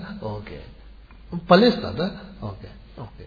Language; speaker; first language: Russian; non-native, learner; Tibetan